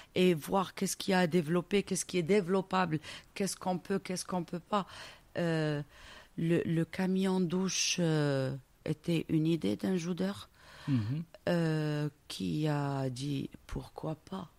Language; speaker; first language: French; non-native, local second language; Arabic